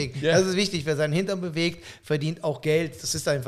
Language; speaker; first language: German; native; German